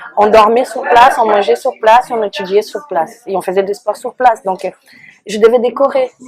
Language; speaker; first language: French; non-native, fluent; Portuguese